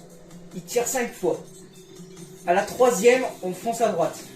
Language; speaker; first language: French; native; French